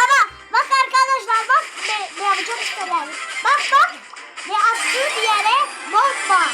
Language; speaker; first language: Turkish; early bilingual, other home language; Arabic